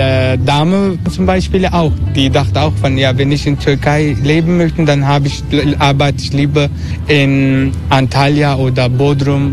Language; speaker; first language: German; non-native, learner; Turkish